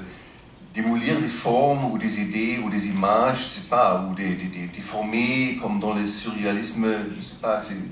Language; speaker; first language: French; non-native, fluent; German